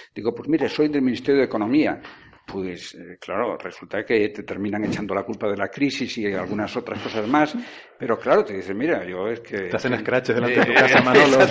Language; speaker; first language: Spanish; native; Spanish